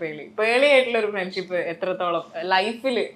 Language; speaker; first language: Malayalam; native; Malayalam